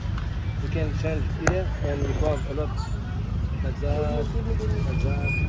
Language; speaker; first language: English; non-native, learner; French